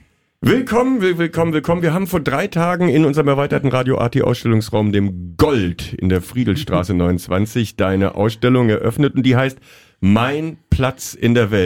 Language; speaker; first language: German; native; German